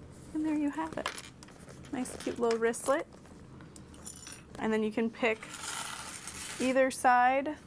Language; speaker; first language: English; native; English